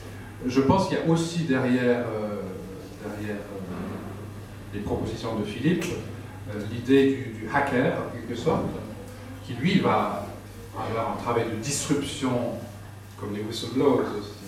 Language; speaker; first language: French; native; French